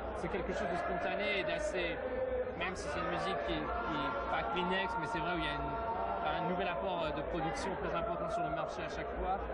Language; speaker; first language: French; native; French